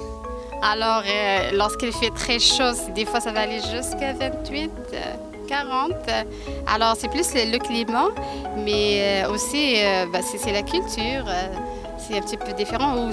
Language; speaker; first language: French; non-native, local second language; Arabic